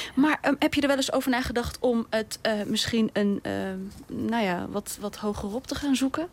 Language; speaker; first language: Dutch; early bilingual, other home language; Turkish